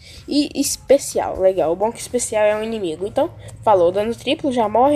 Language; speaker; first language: Portuguese; native; Portuguese